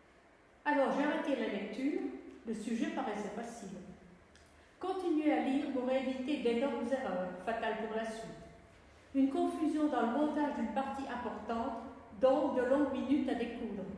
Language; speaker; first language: French; native; French